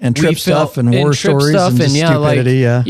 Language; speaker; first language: English; native; English